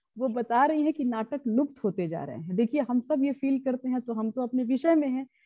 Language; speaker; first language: Hindi; native; Hindi